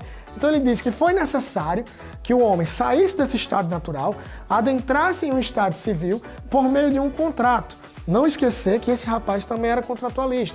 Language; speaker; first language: Portuguese; native; Portuguese